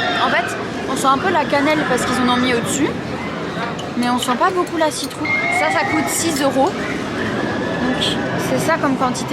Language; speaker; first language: French; native; French